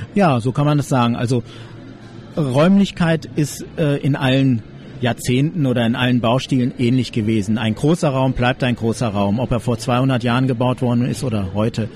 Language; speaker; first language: German; native; German